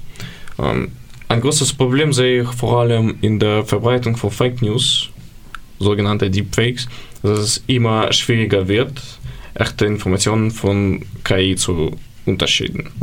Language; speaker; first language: German; non-native, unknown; Ukrainian